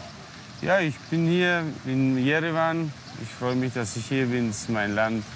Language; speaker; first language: German; non-native, fluent; Armenian